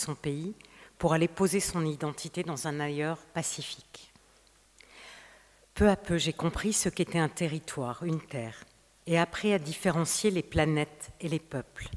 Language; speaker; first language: French; native; French